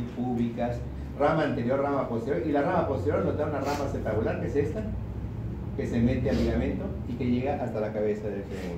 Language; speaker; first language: Spanish; native; Spanish